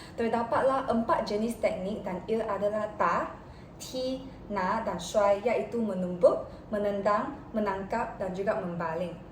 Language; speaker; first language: Malay; non-native, local second language; Chinese